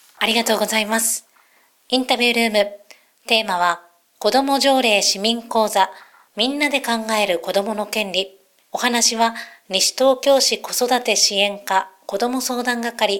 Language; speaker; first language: Japanese; native; Japanese